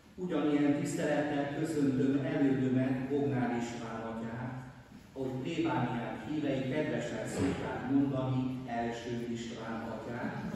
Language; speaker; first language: Hungarian; native; Hungarian